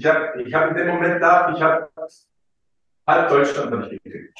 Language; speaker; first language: German; early bilingual, other home language; Croatian